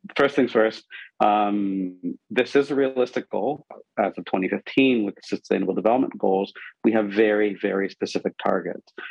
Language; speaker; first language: English; non-native, local second language; Urdu